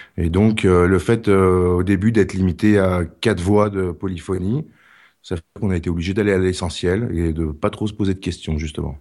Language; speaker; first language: French; native; French